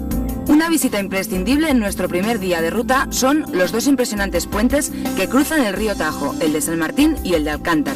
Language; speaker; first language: Spanish; native; Spanish